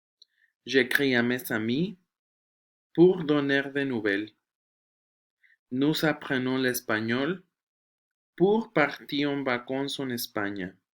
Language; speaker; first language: French; non-native, fluent; Spanish